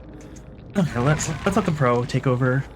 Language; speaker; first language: English; native; English